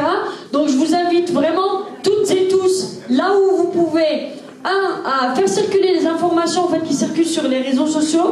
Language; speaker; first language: French; native; French